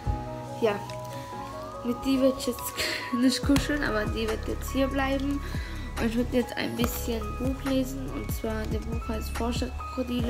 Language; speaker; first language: German; early bilingual, other home language; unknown